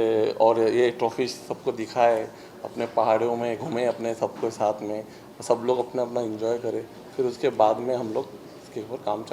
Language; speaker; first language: Hindi; native; Hindi